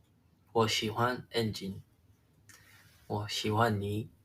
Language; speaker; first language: Chinese; non-native, learner; Korean